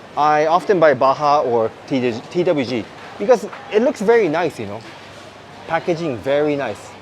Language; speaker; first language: English; non-native, fluent; Japanese